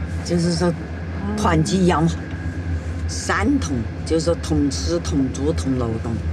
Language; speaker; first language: Chinese; native; Chinese